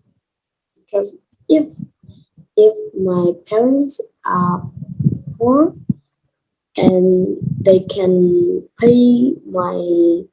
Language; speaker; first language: English; non-native, learner; Vietnamese